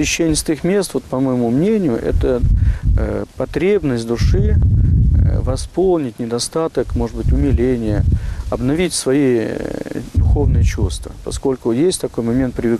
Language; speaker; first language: Russian; native; Russian